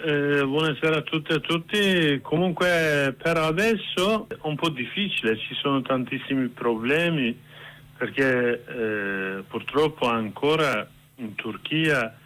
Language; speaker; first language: Italian; non-native, learner; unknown